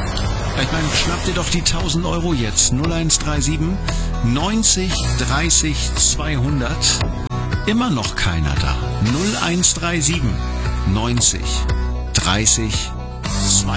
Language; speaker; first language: German; native; German